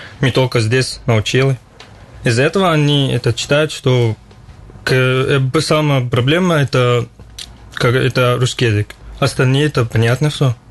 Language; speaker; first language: Russian; non-native, learner; Arabic